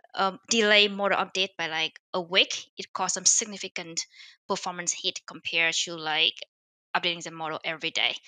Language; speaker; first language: English; non-native, fluent; Vietnamese